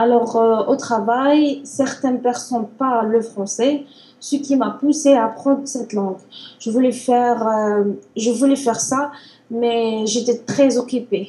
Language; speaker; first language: French; non-native, learner; Arabic